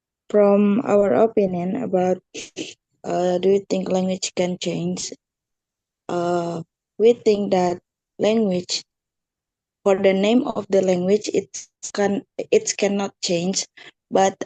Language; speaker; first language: English; non-native, learner; Indonesian